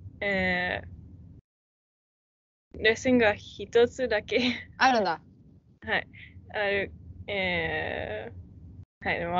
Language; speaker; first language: Japanese; non-native, learner; English